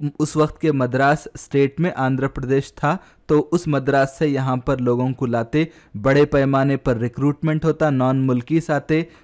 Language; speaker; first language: Hindi; non-native, local second language; Urdu